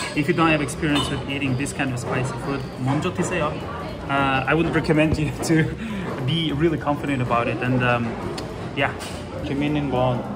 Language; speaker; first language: English; non-native, fluent; Russian